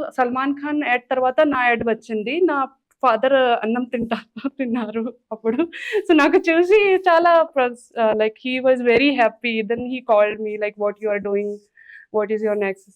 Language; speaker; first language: Telugu; non-native, learner; Hindi